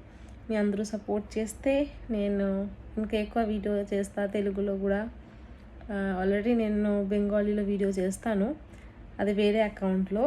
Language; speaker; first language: Telugu; non-native, fluent; Bangla